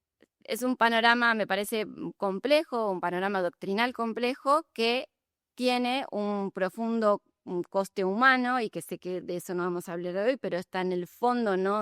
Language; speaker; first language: Spanish; native; Spanish